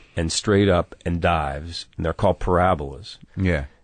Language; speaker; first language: English; native; English